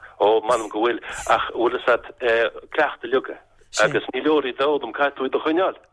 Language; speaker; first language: Irish; native; Irish